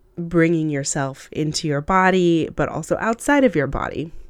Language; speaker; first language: English; early bilingual, other home language; Hindi